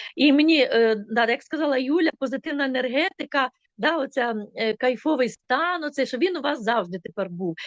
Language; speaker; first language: Ukrainian; non-native, local second language; Russian